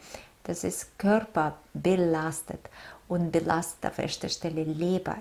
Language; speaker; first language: German; non-native, fluent; Russian